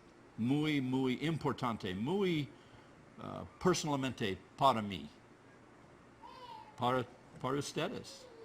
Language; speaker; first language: Spanish; non-native, learner; English